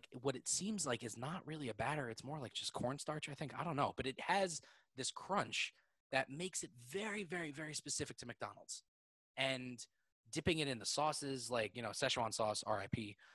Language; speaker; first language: English; native; English